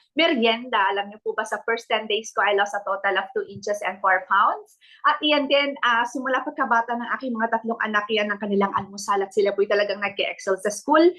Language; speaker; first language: Filipino; native; Filipino